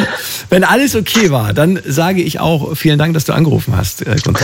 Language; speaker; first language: German; native; German